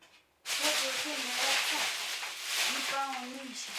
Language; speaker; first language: Chinese; non-native, local second language; Tibetan